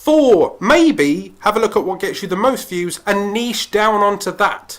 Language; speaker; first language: English; native; English